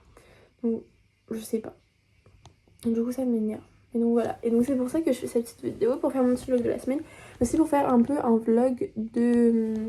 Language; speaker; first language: French; native; French